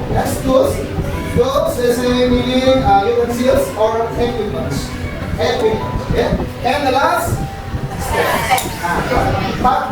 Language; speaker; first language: English; non-native, learner; Indonesian